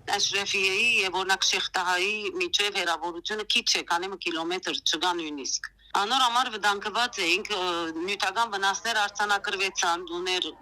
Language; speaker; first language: Armenian; early bilingual, heritage; Armenian